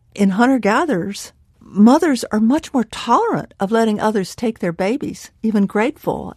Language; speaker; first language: English; native; English